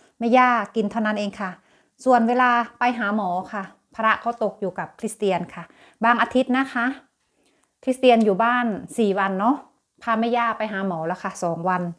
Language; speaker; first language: Thai; native; Thai